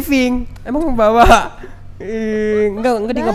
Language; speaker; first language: Indonesian; native; Indonesian